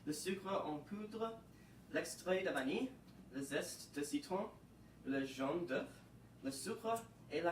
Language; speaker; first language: French; non-native, learner; English